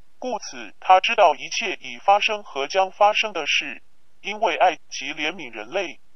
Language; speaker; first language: Chinese; non-native, local second language; Cantonese